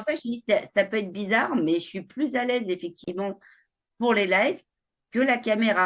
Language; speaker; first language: French; native; French